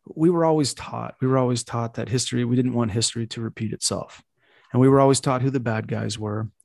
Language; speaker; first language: English; native; English